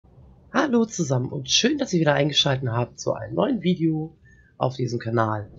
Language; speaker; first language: German; native; German